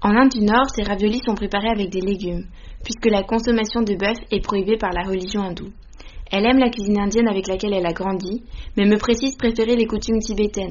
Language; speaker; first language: French; native; French